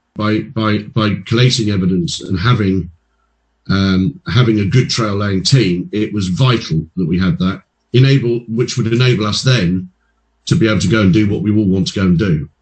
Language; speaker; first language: English; native; English